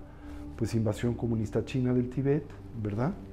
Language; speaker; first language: Spanish; native; Spanish